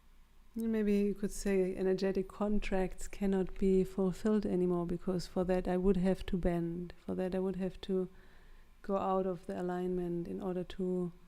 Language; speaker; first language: English; non-native, fluent; German